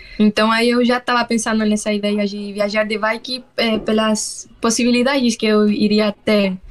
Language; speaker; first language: Portuguese; non-native, fluent; Spanish